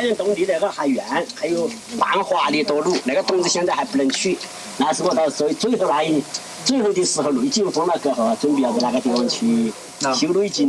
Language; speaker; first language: Chinese; native; Chinese